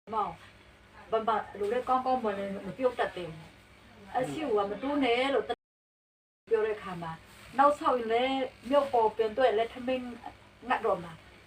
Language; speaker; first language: Burmese; non-native, local second language; Hakha Chin